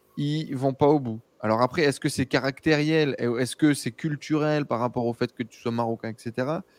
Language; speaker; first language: French; native; French